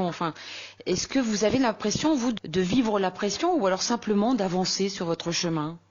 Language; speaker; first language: French; native; French